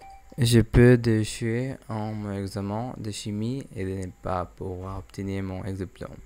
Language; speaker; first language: French; non-native, learner; English